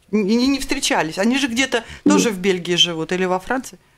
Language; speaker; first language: Russian; native; Russian